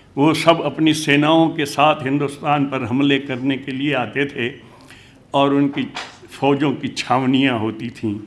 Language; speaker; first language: Urdu; non-native, local second language; Hindi